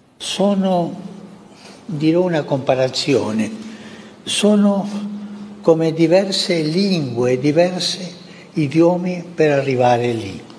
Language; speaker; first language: Italian; non-native, fluent; Spanish